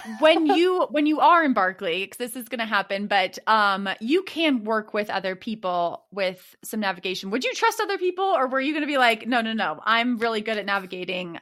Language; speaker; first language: English; native; English